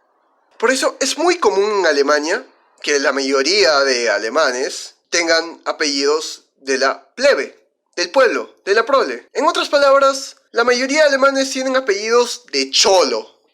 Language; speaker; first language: Spanish; native; Spanish